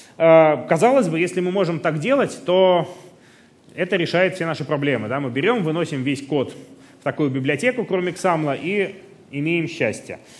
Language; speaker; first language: Russian; native; Russian